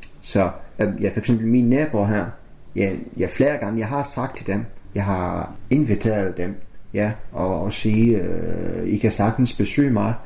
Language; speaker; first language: Danish; non-native, learner; Arabic